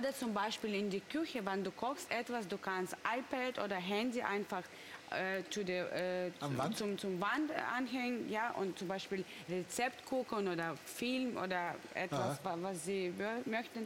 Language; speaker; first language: German; non-native, learner; Russian